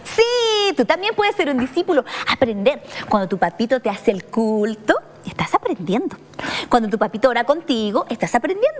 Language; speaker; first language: Spanish; native; Spanish